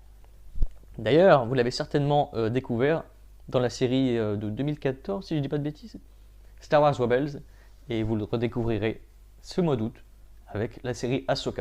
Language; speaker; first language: French; native; French